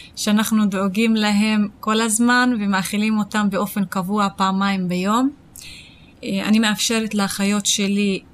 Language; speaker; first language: Hebrew; non-native, local second language; Arabic